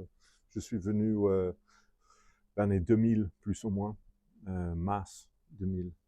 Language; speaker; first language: French; non-native, fluent; English